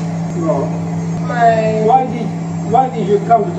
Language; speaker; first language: English; non-native, learner; Turkish